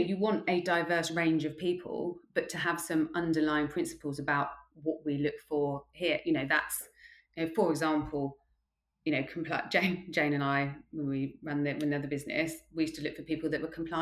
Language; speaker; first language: English; native; English